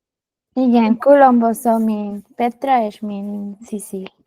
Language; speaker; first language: Hungarian; non-native, learner; Spanish